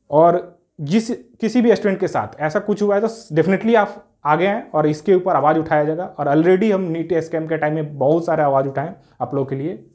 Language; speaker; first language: Hindi; native; Hindi